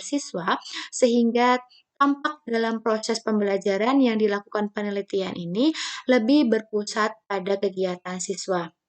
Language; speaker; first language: Indonesian; native; Indonesian